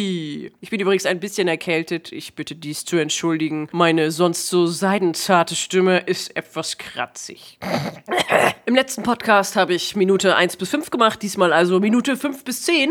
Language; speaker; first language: German; native; German